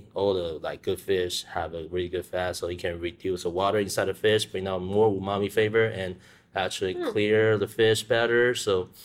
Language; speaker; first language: English; non-native, learner; Chinese